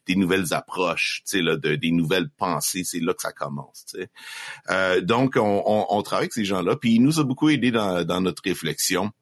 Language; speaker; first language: French; native; French